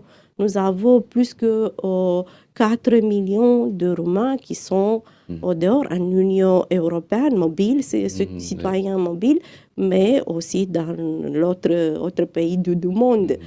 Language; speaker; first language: French; non-native, fluent; Romanian